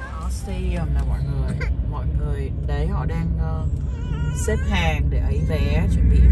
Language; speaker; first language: Vietnamese; native; Vietnamese